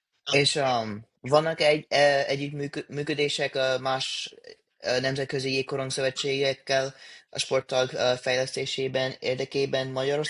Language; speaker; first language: Hungarian; early bilingual, heritage; English